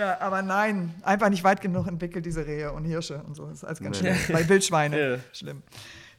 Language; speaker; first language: German; native; German